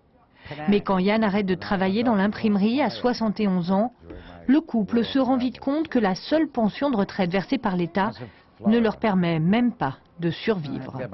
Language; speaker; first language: French; native; French